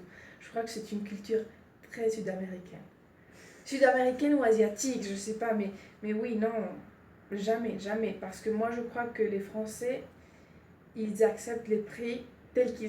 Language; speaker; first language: French; non-native, fluent; Spanish